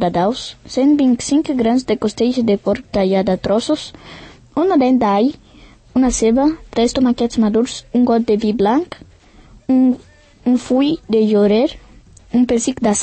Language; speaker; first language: Catalan; early bilingual, other home language; Portuguese